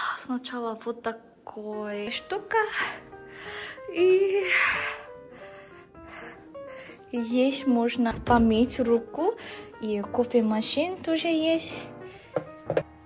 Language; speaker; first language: Russian; non-native, learner; Korean